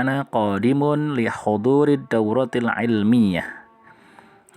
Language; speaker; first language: Arabic; non-native, fluent; Indonesian